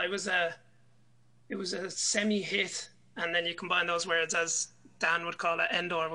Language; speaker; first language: English; native; English